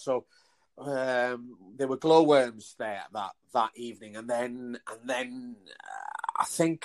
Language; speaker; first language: English; native; English